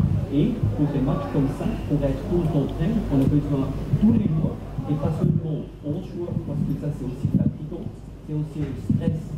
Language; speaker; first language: French; non-native, fluent; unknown